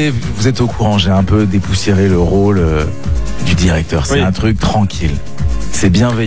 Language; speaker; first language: French; native; French